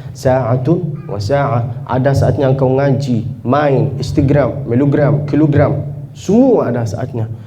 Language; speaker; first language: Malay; non-native, fluent; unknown